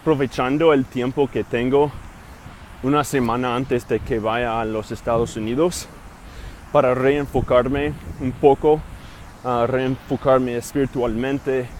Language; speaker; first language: Spanish; non-native, fluent; English